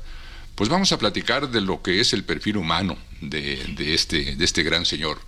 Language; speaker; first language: Spanish; native; Spanish